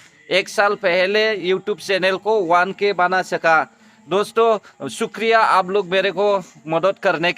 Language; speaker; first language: Hindi; non-native, local second language; Bodo